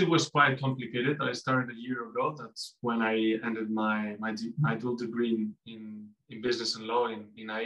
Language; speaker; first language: English; non-native, fluent; Spanish